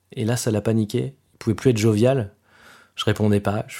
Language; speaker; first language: French; native; French